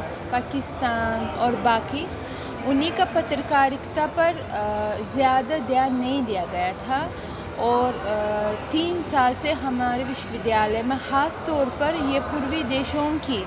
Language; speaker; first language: Hindi; non-native, fluent; Uzbek